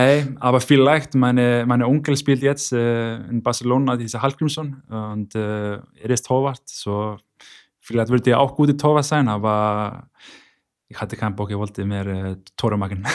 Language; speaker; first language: German; non-native, learner; Icelandic